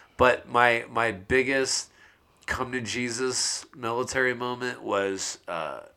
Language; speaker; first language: English; native; English